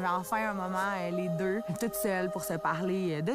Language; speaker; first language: French; native; French